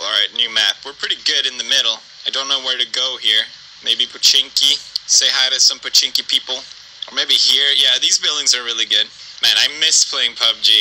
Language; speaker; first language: English; native; English